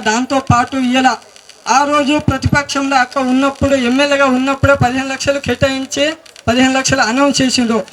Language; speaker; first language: Telugu; non-native, local second language; Lambadi